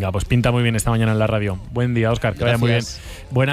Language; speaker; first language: Spanish; native; Spanish